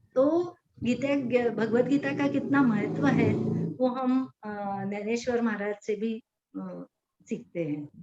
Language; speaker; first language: Hindi; non-native, local second language; Marathi